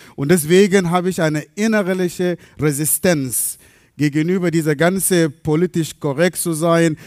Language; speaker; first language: German; non-native, fluent; Arabic